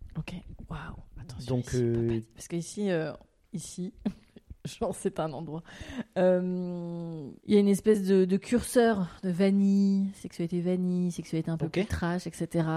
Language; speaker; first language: French; native; French